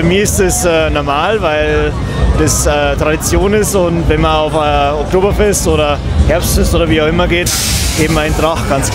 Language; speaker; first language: German; native; German